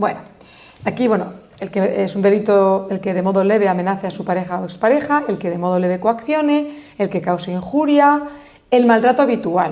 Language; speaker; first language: Spanish; native; Spanish